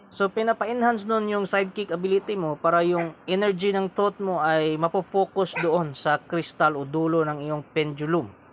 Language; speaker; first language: Filipino; non-native, local second language; Cebuano